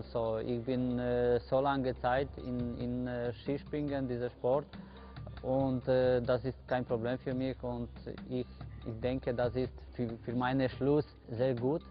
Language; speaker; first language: German; non-native, learner; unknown